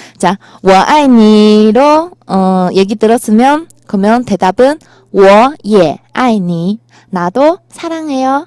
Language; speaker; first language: Korean; non-native, fluent; Chinese